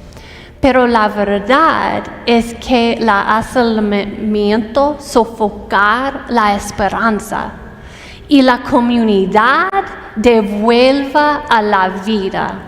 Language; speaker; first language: Spanish; non-native, fluent; English